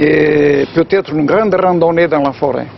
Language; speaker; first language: French; non-native, fluent; Portuguese